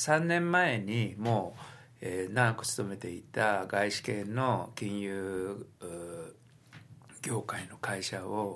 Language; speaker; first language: Japanese; native; Japanese